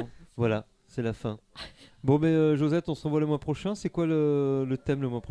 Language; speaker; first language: French; native; French